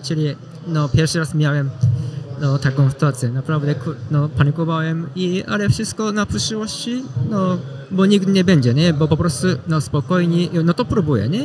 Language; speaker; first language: Polish; non-native, learner; Japanese